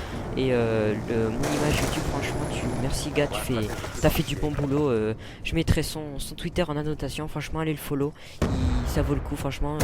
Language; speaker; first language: French; native; French